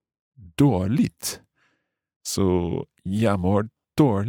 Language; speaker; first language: Swedish; non-native, learner; English